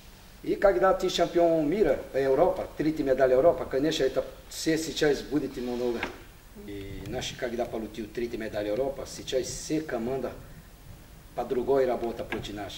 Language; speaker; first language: Russian; non-native, learner; Portuguese